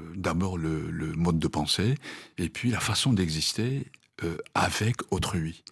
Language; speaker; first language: French; non-native, fluent; Japanese